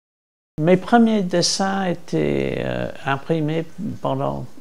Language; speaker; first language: French; non-native, fluent; English